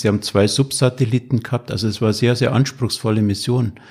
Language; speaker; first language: German; native; German